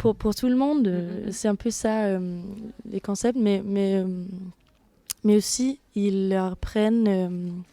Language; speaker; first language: French; non-native, fluent; Danish